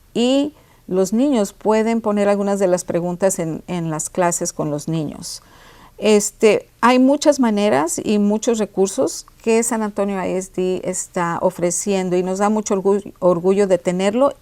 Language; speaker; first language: Spanish; early bilingual, heritage; Spanish